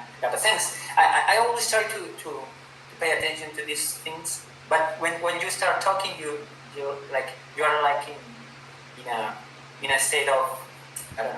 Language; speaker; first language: English; non-native, fluent; Spanish